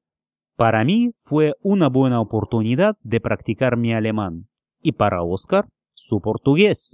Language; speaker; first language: Spanish; non-native, fluent; Russian